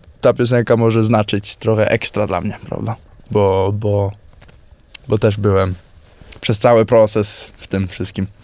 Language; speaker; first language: Polish; early bilingual, heritage; Polish